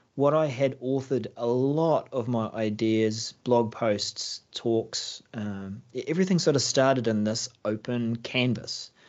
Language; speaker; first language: English; native; English